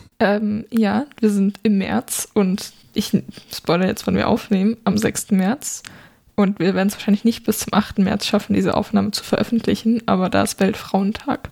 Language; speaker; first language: German; native; German